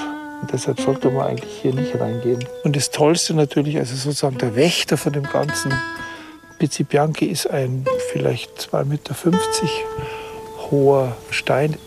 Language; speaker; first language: German; native; German